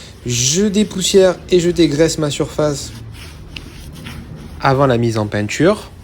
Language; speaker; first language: French; native; French